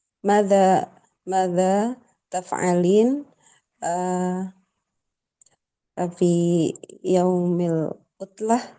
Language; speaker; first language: Arabic; non-native, learner; Indonesian